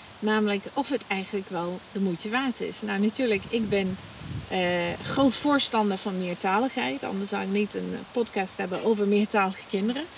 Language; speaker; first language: Dutch; non-native, fluent; English